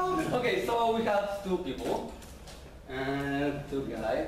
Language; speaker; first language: English; non-native, learner; Polish